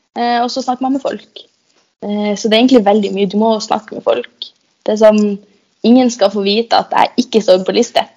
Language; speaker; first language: Norwegian; native; Norwegian